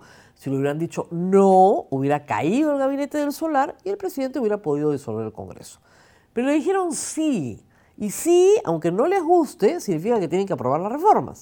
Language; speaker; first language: Spanish; native; Spanish